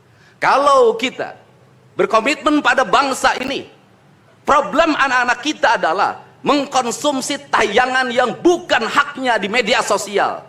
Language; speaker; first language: Indonesian; native; Indonesian